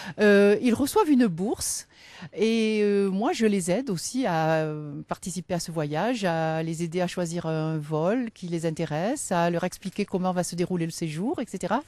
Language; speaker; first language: French; native; French